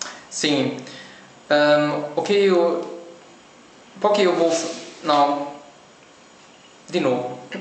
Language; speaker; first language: Portuguese; non-native, learner; German